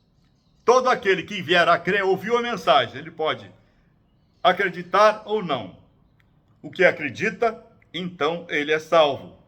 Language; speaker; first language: Portuguese; native; Portuguese